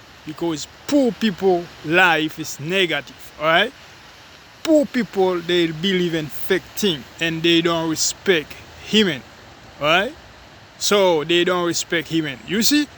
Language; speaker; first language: English; non-native, learner; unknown